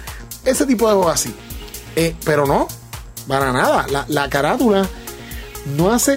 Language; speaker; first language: Spanish; native; Spanish